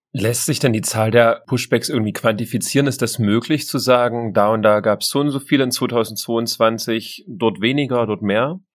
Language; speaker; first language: German; native; German